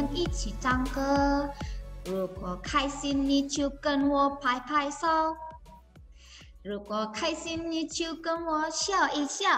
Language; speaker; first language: Chinese; non-native, fluent; Indonesian